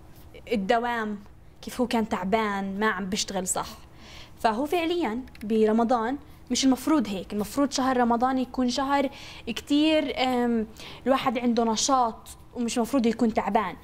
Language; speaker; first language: Arabic; native; Arabic